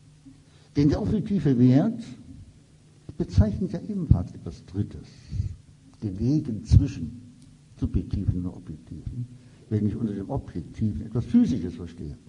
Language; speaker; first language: German; native; German